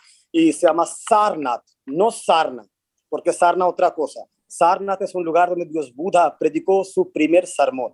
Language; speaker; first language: Spanish; non-native, fluent; Hindi